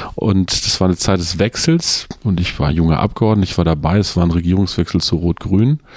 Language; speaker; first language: German; native; German